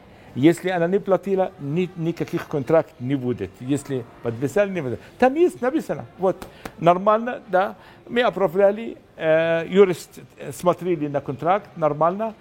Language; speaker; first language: Russian; non-native, learner; Arabic